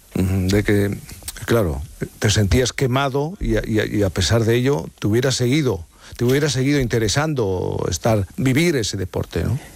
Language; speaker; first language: Spanish; native; Spanish